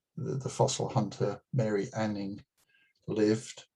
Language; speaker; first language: English; native; English